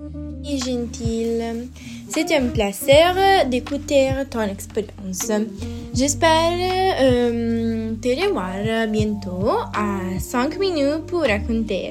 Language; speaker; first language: French; non-native, learner; Italian